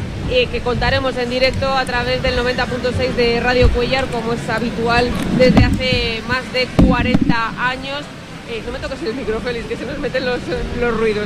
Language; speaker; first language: Spanish; native; Spanish